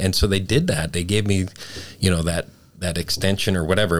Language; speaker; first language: English; native; English